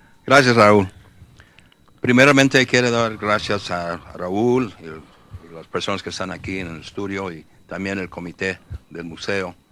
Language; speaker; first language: Spanish; early bilingual, heritage; Spanish